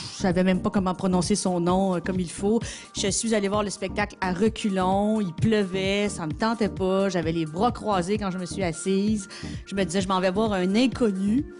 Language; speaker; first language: French; native; French